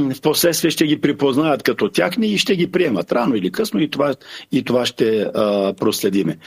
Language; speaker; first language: Bulgarian; non-native, local second language; Turkish